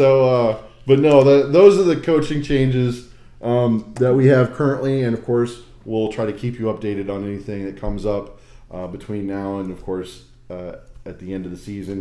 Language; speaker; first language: English; native; English